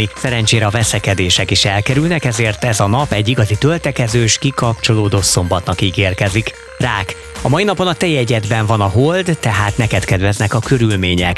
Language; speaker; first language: Hungarian; native; Hungarian